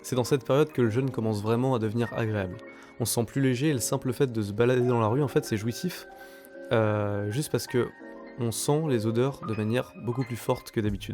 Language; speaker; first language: French; native; French